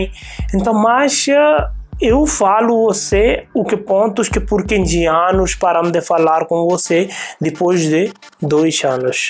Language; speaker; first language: Portuguese; non-native, fluent; Hindi